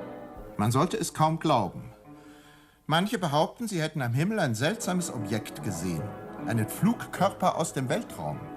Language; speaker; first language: German; native; German